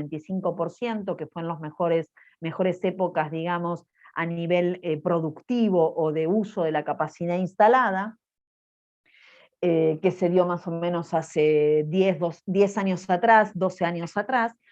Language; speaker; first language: Spanish; native; Spanish